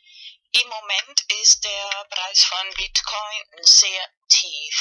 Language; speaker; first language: German; non-native, learner; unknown